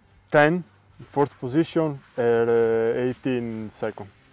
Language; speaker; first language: English; non-native, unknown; Italian